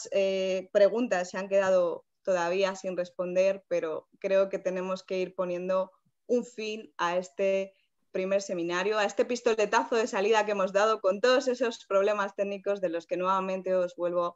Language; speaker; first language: Spanish; native; Spanish